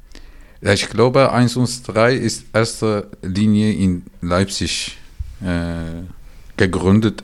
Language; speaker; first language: German; non-native, learner; Turkish